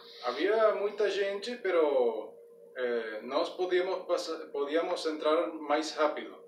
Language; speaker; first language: Portuguese; non-native, learner; Spanish